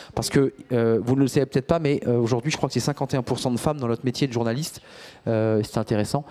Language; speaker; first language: French; native; French